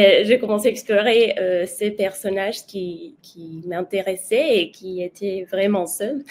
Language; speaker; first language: French; non-native, learner; Spanish